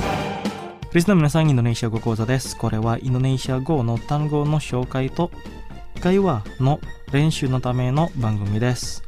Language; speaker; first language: Japanese; non-native, fluent; Indonesian